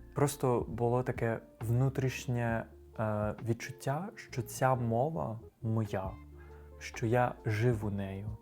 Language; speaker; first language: Ukrainian; non-native, fluent; French